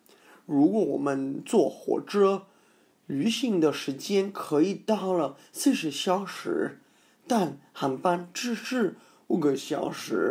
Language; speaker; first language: Chinese; non-native, fluent; English